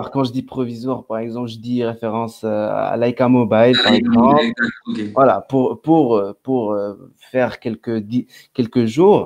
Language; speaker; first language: French; non-native, local second language; Arabic